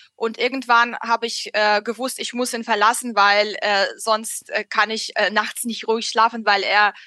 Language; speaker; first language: German; non-native, fluent; Russian